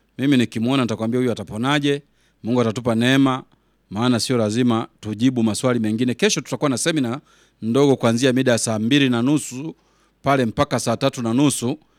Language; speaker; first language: Swahili; native; Swahili